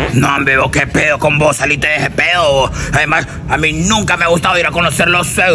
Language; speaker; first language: Spanish; native; Spanish